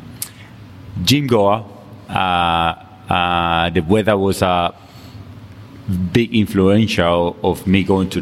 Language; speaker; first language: English; non-native, fluent; Spanish